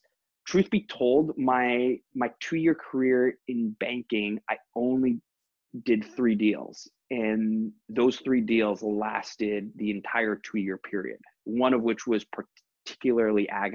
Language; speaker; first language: English; native; English